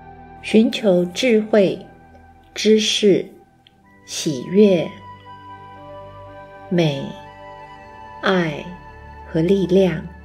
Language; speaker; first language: Chinese; native; Chinese